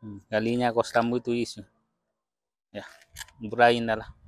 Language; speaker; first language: Portuguese; non-native, local second language; Vietnamese